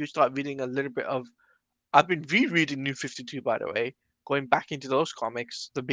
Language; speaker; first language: English; native; English